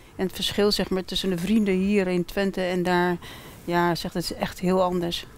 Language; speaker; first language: Dutch; early bilingual, other home language; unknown